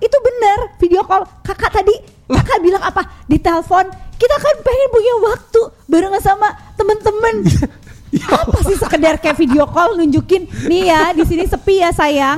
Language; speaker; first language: Indonesian; native; Indonesian